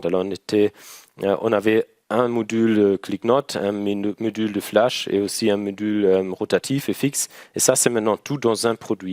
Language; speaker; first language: French; non-native, learner; German